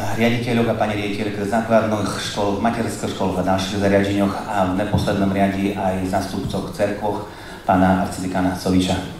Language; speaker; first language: Slovak; non-native, local second language; Rusyn